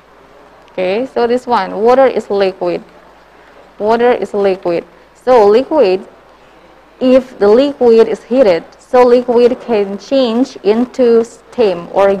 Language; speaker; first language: English; non-native, learner; Indonesian